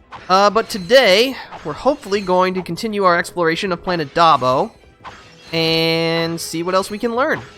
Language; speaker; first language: English; native; English